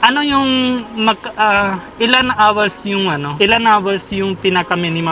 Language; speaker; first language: Filipino; non-native, learner; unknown